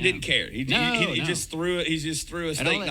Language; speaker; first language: English; native; English